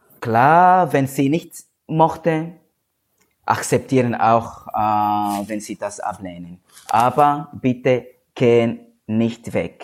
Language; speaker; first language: German; non-native, learner; Swahili